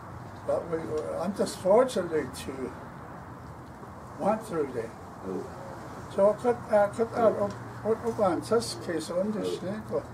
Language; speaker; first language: English; non-native, local second language; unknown